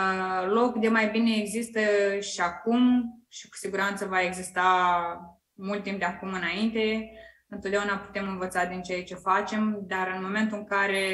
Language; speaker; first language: Romanian; native; Romanian